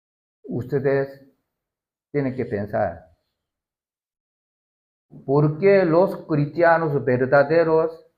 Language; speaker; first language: Spanish; non-native, learner; Korean